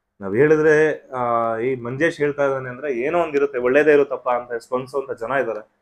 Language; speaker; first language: Kannada; non-native, local second language; Telugu